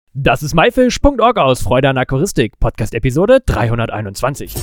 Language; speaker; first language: German; native; German